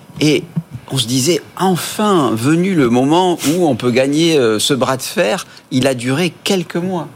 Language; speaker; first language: French; native; French